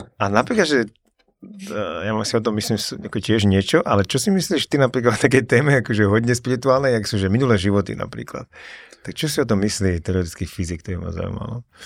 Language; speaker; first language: Slovak; native; Slovak